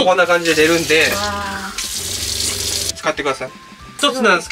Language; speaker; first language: Japanese; native; Japanese